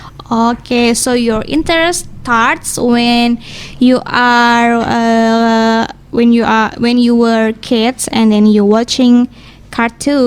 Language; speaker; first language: English; non-native, learner; Indonesian